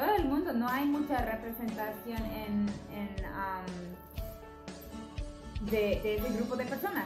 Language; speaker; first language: Spanish; non-native, fluent; English